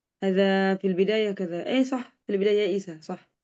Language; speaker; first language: Arabic; non-native, fluent; Indonesian